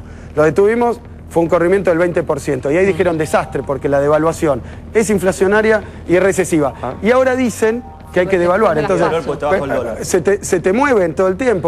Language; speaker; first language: Spanish; native; Spanish